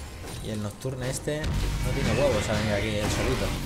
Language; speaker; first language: Spanish; native; Spanish